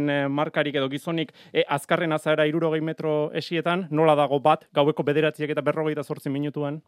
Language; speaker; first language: Basque; native; Basque